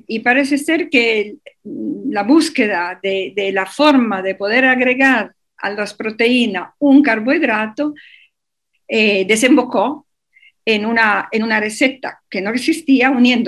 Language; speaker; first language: Spanish; non-native, fluent; Italian